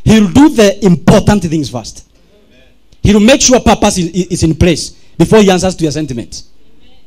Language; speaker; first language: English; non-native, local second language; Swahili